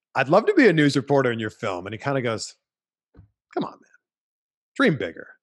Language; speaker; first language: English; native; English